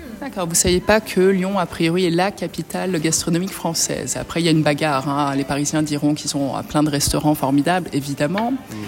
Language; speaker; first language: French; native; French